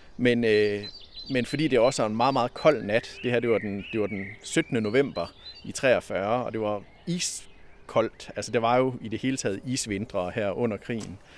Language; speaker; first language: Danish; native; Danish